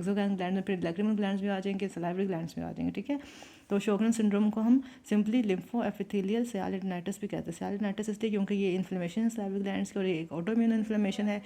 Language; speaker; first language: Hindi; native; Hindi